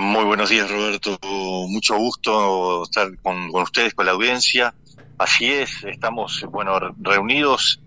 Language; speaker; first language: Spanish; native; Spanish